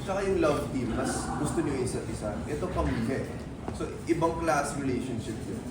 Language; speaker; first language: Filipino; native; Filipino